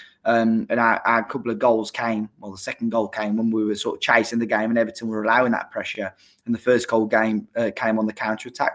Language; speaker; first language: English; native; English